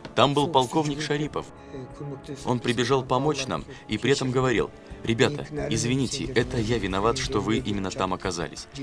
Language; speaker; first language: Russian; native; Russian